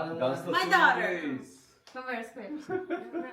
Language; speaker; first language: Portuguese; native; Portuguese